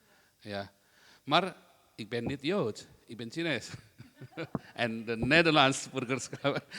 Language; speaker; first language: Dutch; non-native, learner; Indonesian